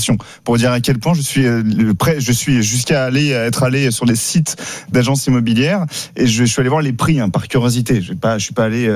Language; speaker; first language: French; native; French